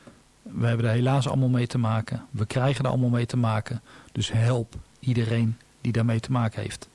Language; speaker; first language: Dutch; native; Dutch